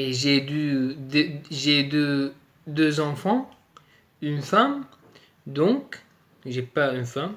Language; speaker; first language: French; native; French